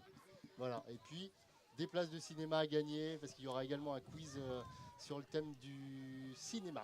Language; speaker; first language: French; native; French